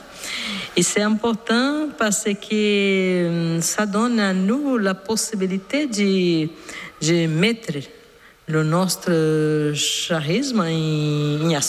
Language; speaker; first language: French; non-native, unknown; Portuguese